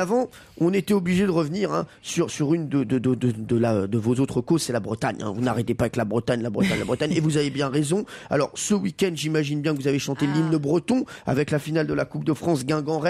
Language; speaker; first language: French; native; French